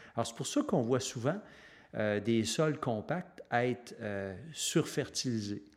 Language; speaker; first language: French; native; French